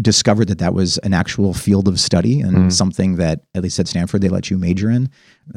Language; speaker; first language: English; native; English